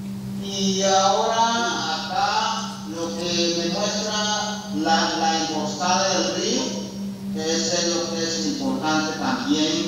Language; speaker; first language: Spanish; non-native, local second language; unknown